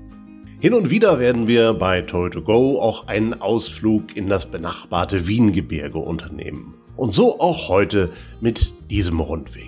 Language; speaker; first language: German; native; German